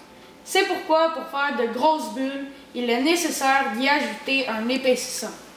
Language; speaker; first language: French; native; French